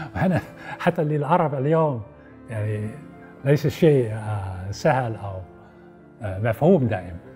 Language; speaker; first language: Arabic; non-native, fluent; Dutch